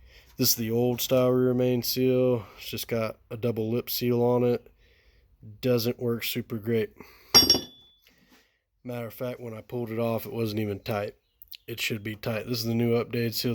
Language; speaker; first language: English; native; English